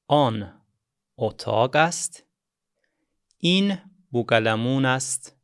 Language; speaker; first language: Persian; non-native, fluent; Azerbaijani